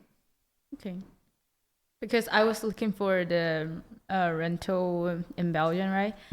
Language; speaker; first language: English; non-native, learner; Chinese